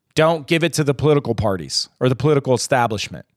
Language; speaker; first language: English; native; English